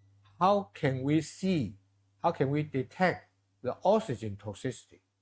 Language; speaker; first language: English; non-native, fluent; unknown